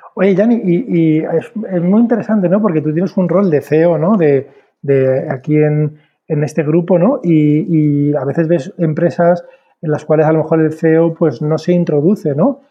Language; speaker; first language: Spanish; native; Spanish